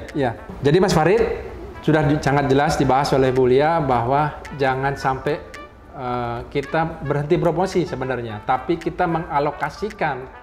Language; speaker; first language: Indonesian; native; Indonesian